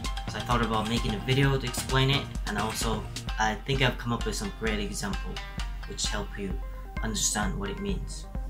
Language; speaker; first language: English; non-native, fluent; Japanese